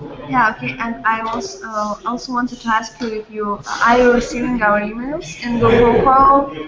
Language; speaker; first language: English; non-native, learner; Lithuanian